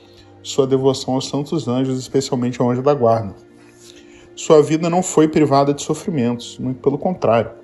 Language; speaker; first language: Portuguese; native; Portuguese